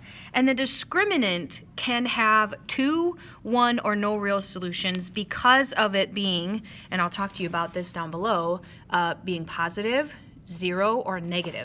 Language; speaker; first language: English; native; English